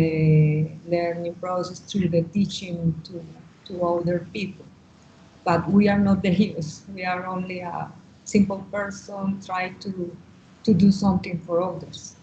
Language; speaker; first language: English; non-native, learner; Spanish